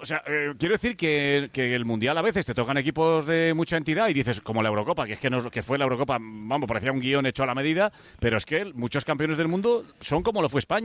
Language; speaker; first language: Spanish; native; Spanish